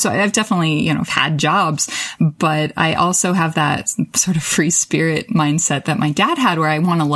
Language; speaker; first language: English; native; English